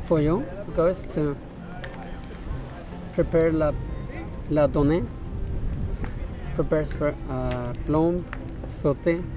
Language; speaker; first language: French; non-native, learner; English